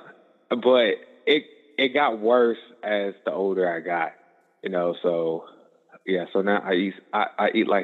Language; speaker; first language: English; native; English